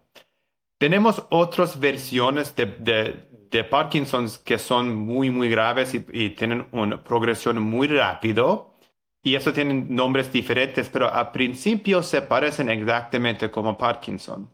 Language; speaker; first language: Spanish; non-native, learner; English